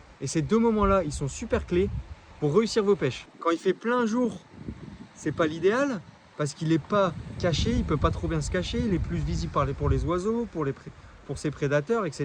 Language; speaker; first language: French; native; French